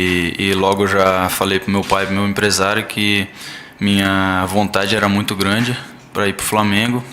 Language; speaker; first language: Portuguese; early bilingual, heritage; Portuguese